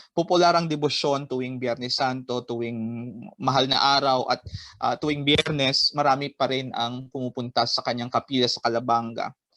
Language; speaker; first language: Filipino; non-native, local second language; Bikol